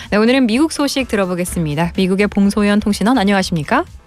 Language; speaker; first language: Korean; native; Korean